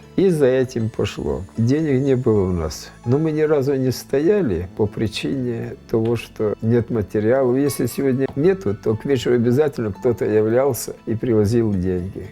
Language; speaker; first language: Russian; non-native, local second language; Ukrainian